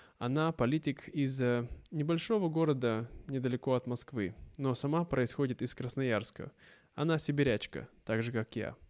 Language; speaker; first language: Russian; native; Russian